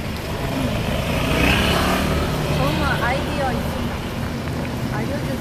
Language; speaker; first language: Korean; non-native, fluent; Japanese